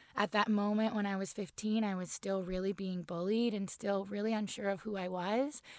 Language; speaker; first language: English; native; English